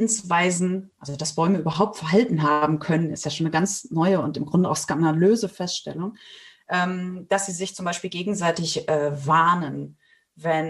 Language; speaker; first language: German; native; German